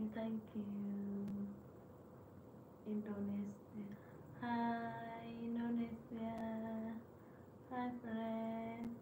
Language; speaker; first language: English; non-native, learner; Vietnamese